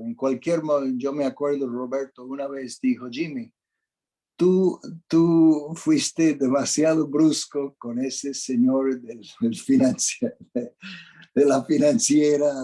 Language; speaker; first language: Spanish; non-native, fluent; English